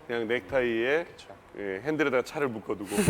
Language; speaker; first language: Korean; native; Korean